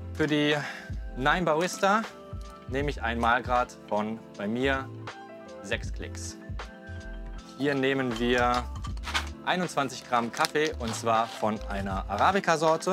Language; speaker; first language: German; native; German